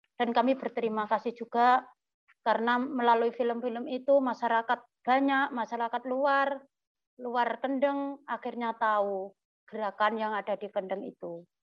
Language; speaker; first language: Indonesian; non-native, local second language; Javanese